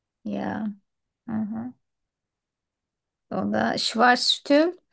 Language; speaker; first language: German; non-native, learner; Turkish